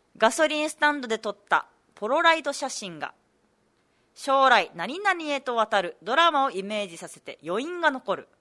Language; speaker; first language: Japanese; native; Japanese